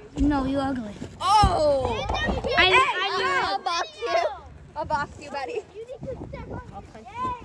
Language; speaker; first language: English; native; English